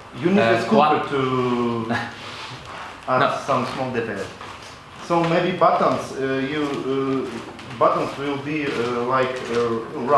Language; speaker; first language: English; non-native, local second language; Latvian